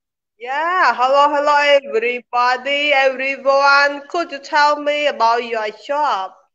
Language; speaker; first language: English; non-native, learner; Khmer